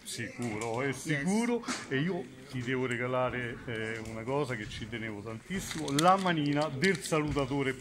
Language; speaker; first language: Italian; native; Italian